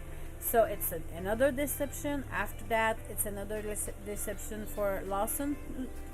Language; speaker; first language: English; non-native, learner; French